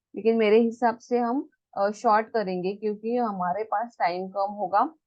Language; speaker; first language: Hindi; non-native, local second language; Marathi